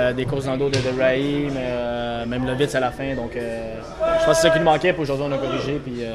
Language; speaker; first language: French; native; French